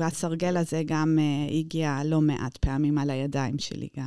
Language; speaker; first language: Hebrew; non-native, fluent; English